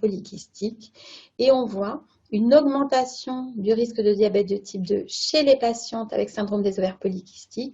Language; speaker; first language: French; native; French